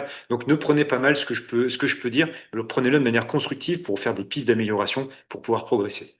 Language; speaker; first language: French; native; French